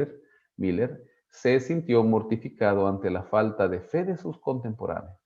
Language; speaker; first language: Spanish; native; Spanish